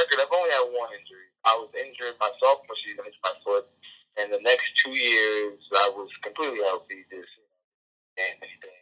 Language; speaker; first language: English; native; English